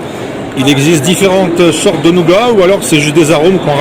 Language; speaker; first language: French; native; French